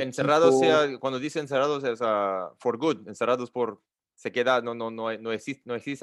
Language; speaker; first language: Spanish; non-native, learner; Portuguese